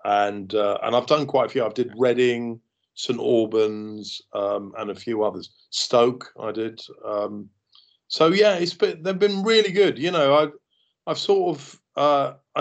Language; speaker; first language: English; native; English